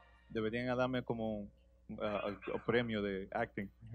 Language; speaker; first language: Spanish; early bilingual, heritage; Spanish